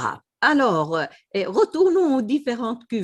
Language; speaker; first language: French; non-native, fluent; Swedish